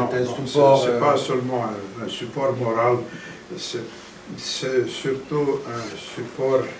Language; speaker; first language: French; non-native, fluent; Romanian